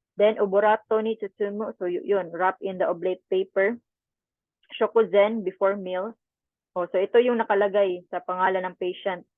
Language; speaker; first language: Filipino; non-native, local second language; Cebuano